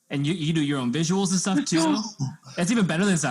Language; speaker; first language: English; native; English